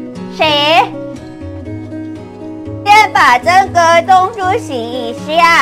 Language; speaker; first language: Chinese; non-native, learner; Thai